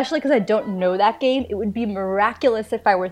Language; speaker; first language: English; early bilingual, other home language; Tamil